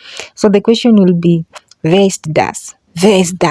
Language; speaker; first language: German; non-native, learner; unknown